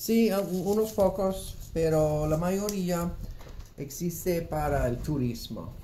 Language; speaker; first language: Spanish; non-native, fluent; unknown